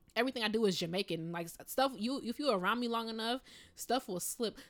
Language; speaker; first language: English; native; English